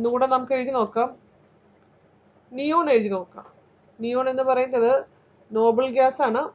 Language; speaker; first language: Malayalam; native; Malayalam